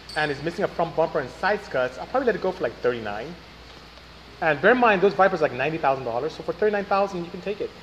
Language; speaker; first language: English; non-native, local second language; Igbo